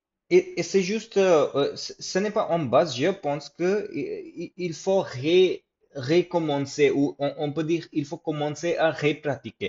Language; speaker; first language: French; non-native, fluent; English